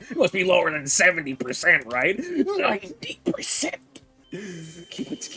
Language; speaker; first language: English; native; English